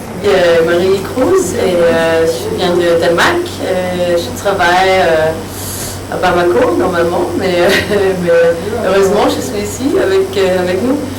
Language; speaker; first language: French; non-native, learner; Danish